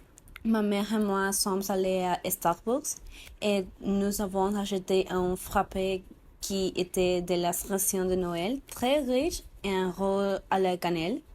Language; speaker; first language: French; non-native, learner; Spanish